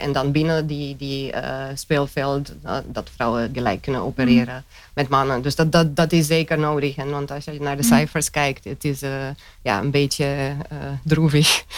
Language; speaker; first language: Dutch; non-native, fluent; Romanian